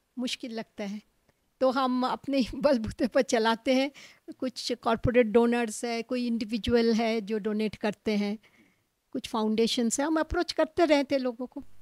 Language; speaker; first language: Hindi; non-native, local second language; Bangla